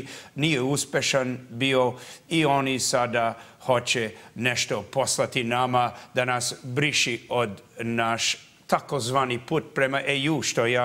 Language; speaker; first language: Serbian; early bilingual, heritage; English